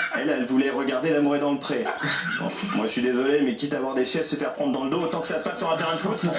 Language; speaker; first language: French; native; French